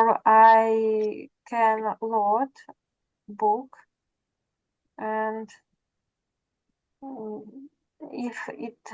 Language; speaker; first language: English; non-native, learner; Russian